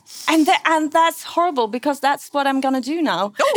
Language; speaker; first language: English; non-native, fluent; Norwegian